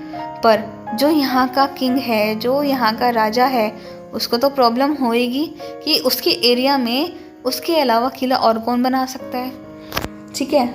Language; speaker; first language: Hindi; native; Hindi